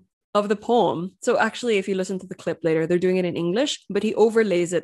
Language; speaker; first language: English; non-native, local second language; Filipino